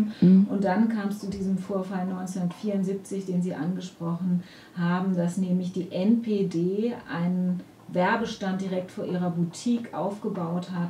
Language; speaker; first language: German; native; German